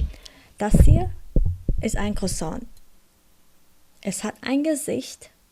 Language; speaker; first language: German; non-native, fluent; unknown